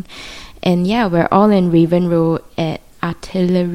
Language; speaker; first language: English; native; English